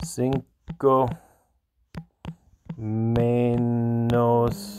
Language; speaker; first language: Spanish; non-native, learner; English